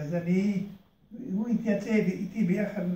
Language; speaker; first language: Hebrew; early bilingual, other home language; Hungarian